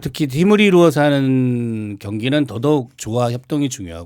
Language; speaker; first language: Korean; native; Korean